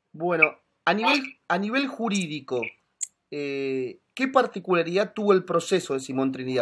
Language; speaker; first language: Spanish; native; Spanish